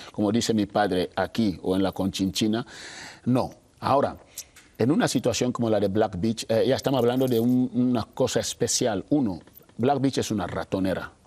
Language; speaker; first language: Spanish; non-native, local second language; Fang